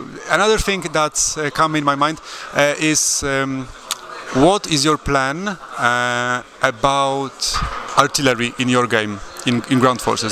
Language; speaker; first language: English; non-native, fluent; Polish